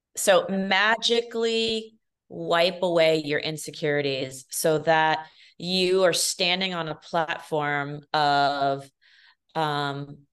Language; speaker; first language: English; early bilingual, other home language; Spanish